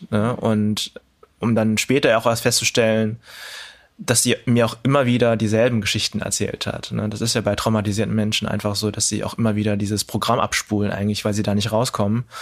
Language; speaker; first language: German; early bilingual, other home language; Cantonese